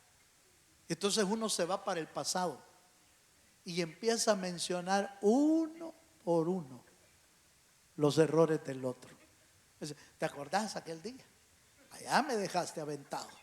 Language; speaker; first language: Spanish; native; Spanish